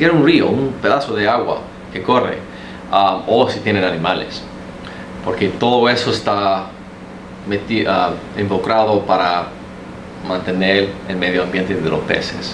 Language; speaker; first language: Spanish; early bilingual, heritage; Spanish